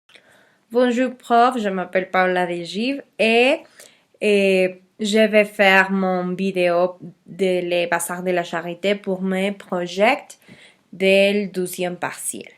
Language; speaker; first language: French; non-native, learner; Spanish